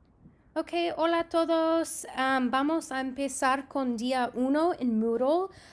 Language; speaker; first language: Spanish; non-native, fluent; English